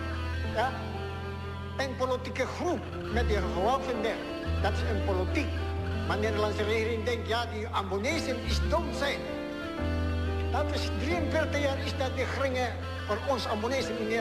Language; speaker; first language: Dutch; non-native, learner; Malay